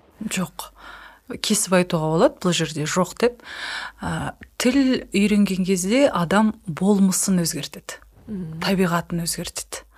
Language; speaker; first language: Kazakh; native; Kazakh